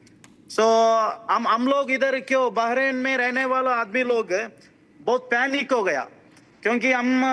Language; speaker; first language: Hindi; non-native, local second language; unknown